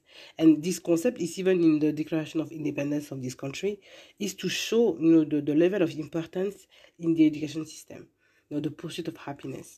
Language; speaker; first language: English; non-native, fluent; French